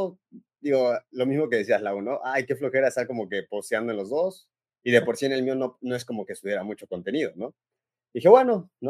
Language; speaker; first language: Spanish; native; Spanish